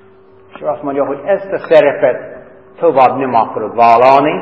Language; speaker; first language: Hungarian; non-native, fluent; English